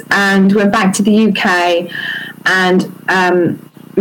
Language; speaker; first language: English; native; English